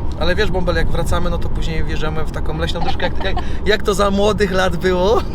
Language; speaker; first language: Polish; native; Polish